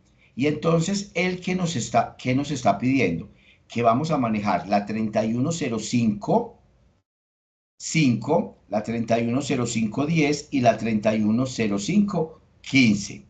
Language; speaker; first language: Spanish; native; Spanish